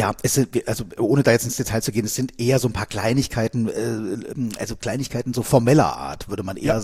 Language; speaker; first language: German; native; German